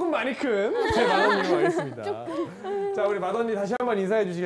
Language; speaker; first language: Korean; native; Korean